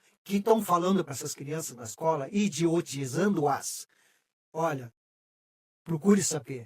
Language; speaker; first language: Portuguese; native; Portuguese